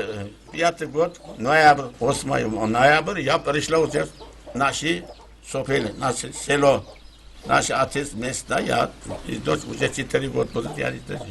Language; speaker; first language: Russian; non-native, local second language; Turkish